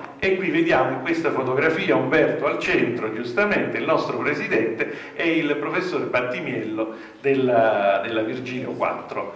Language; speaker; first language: Italian; native; Italian